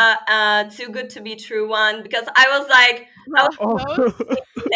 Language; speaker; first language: English; non-native, fluent; Turkish